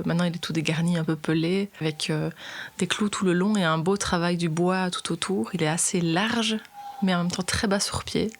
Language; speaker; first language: French; native; French